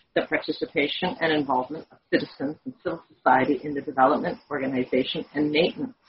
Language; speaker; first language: English; native; English